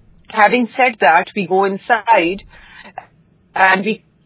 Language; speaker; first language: English; non-native, local second language; Urdu